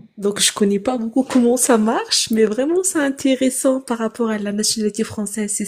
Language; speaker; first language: French; non-native, fluent; Arabic